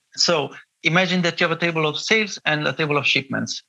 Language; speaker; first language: English; non-native, fluent; Italian